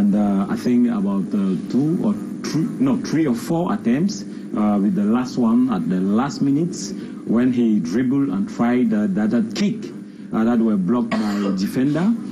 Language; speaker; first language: English; non-native, local second language; French